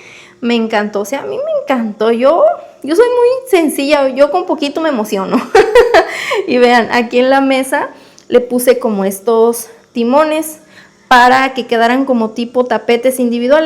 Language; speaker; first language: Spanish; native; Spanish